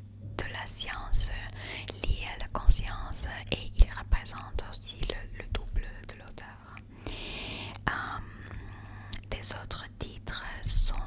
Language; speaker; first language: French; non-native, learner; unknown